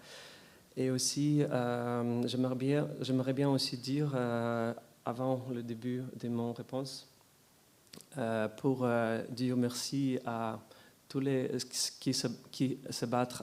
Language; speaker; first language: French; non-native, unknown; Ukrainian